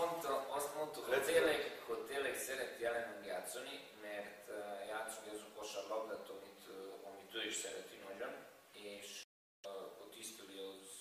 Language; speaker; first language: Hungarian; non-native, learner; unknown